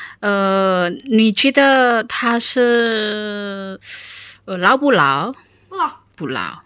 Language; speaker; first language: Chinese; non-native, fluent; Indonesian